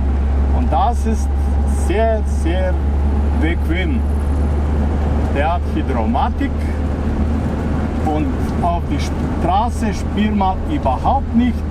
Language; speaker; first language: German; non-native, fluent; Serbian